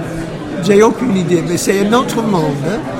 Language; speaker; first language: French; non-native, fluent; English